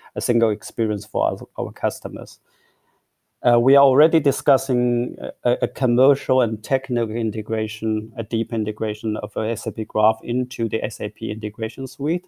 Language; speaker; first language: English; non-native, fluent; Chinese